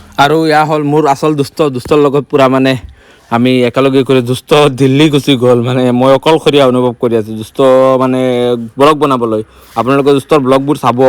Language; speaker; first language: Assamese; non-native, local second language; Bangla